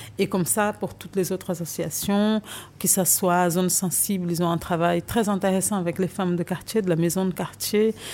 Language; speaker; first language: French; non-native, fluent; Portuguese